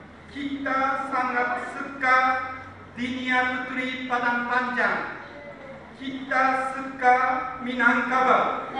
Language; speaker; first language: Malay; non-native, learner; Japanese